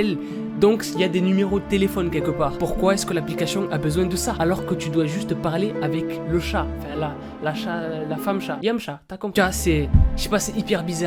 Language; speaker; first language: French; native; French